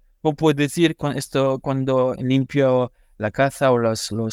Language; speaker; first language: Spanish; non-native, learner; French